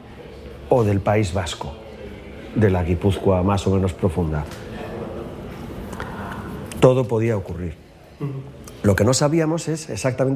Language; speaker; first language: Spanish; native; Spanish